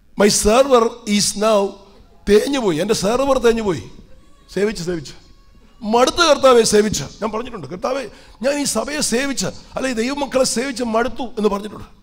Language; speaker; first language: Malayalam; early bilingual, heritage; Malayalam